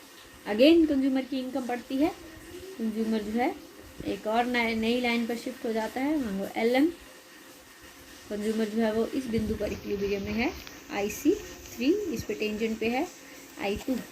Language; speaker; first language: Hindi; native; Hindi